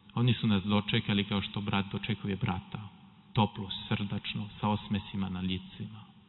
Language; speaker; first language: Serbian; non-native, fluent; French